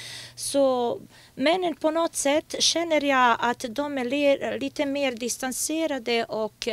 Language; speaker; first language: Swedish; non-native, fluent; Bosnian